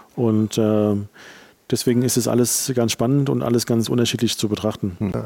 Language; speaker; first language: German; native; German